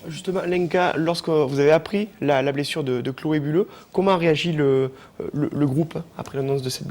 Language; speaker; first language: French; native; French